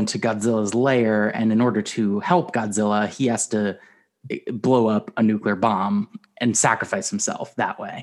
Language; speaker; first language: English; native; English